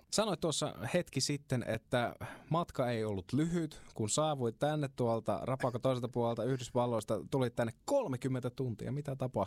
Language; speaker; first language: Finnish; native; Finnish